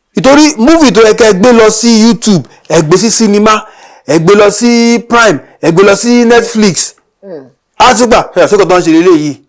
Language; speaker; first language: Yoruba; non-native, local second language; Igbo